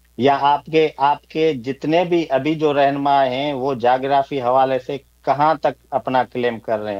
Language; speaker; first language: Urdu; non-native, local second language; Sindhi